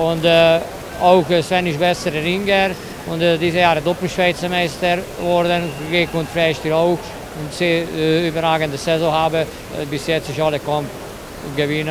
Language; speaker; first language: German; non-native, learner; Hungarian